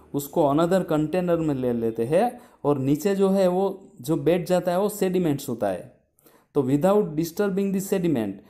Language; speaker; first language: Hindi; non-native, local second language; Gujarati